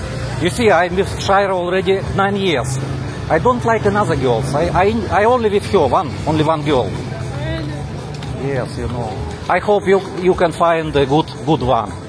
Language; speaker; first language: English; non-native, learner; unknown